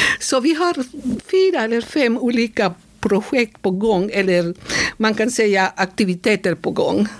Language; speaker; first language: Swedish; non-native, fluent; Spanish